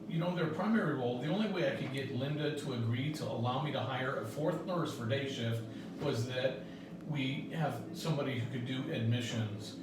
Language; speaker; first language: English; native; English